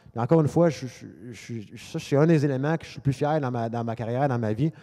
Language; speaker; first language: French; native; French